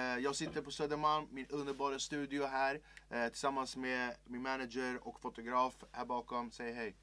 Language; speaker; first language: Swedish; early bilingual, other home language; Kurdish